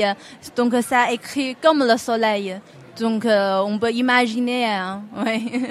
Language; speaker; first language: French; non-native, fluent; Chinese